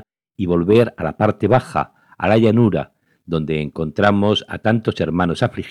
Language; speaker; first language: Spanish; native; Spanish